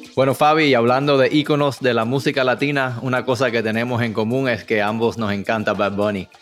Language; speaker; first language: Spanish; early bilingual, heritage; Spanish